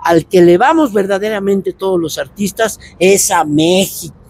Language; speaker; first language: Spanish; native; Spanish